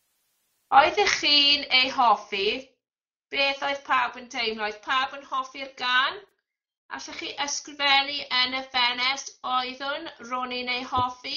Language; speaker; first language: Welsh; non-native, fluent; English